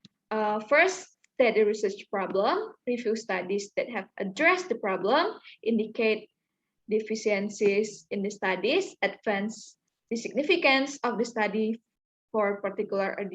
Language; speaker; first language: English; non-native, learner; Indonesian